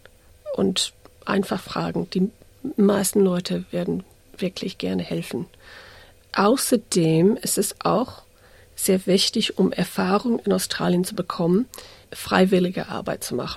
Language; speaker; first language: German; non-native, fluent; English